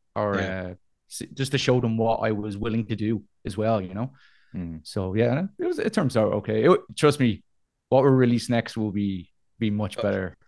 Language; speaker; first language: English; native; English